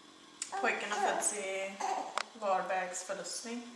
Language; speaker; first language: Swedish; non-native, fluent; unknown